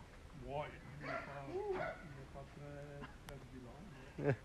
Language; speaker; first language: French; non-native, fluent; Dutch